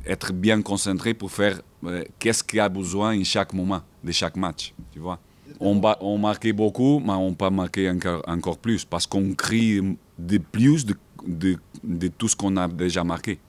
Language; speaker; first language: French; non-native, fluent; Portuguese